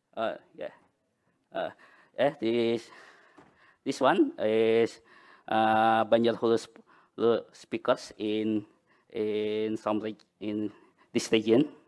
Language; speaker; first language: English; non-native, learner; Banjar